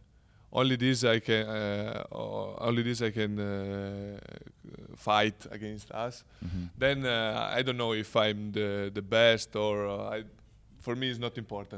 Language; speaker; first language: English; non-native, learner; Italian